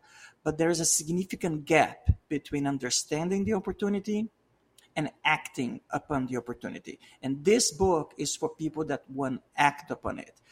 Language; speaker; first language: English; non-native, fluent; Portuguese